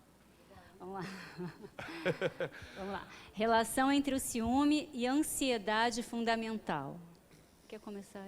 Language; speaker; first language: Portuguese; native; Portuguese